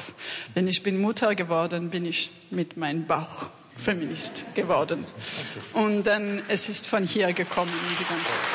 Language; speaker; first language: German; non-native, fluent; French